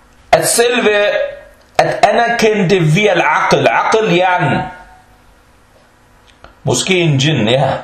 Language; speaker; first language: Danish; early bilingual, other home language; Arabic